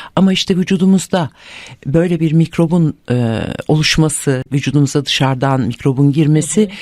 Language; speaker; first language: Turkish; native; Turkish